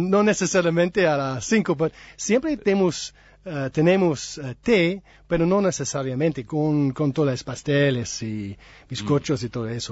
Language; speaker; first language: Spanish; non-native, learner; English